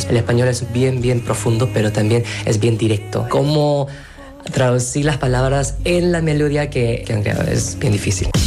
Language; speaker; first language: Spanish; non-native, fluent; Korean